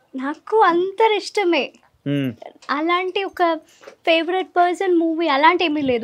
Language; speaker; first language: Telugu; non-native, learner; Malayalam